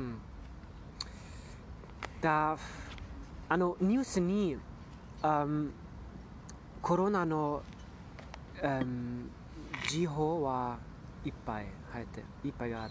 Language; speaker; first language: Japanese; non-native, learner; German